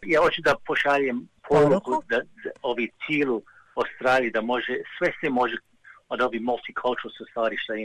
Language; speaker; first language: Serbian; early bilingual, heritage; Serbian